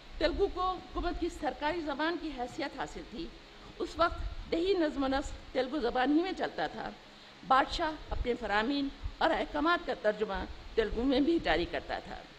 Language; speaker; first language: Urdu; native; Urdu